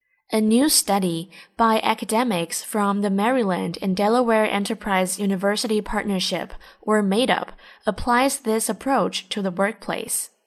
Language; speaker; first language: English; non-native, fluent; Chinese